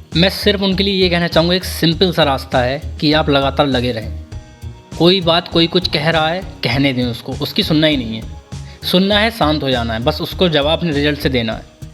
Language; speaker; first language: Hindi; native; Hindi